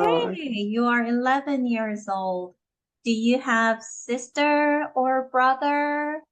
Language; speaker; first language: English; non-native, fluent; Korean